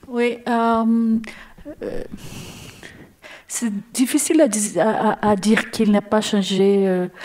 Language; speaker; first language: French; non-native, learner; Portuguese